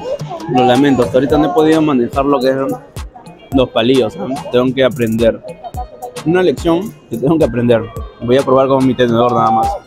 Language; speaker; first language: Spanish; native; Spanish